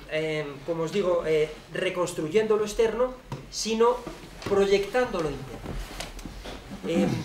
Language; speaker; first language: Spanish; native; Spanish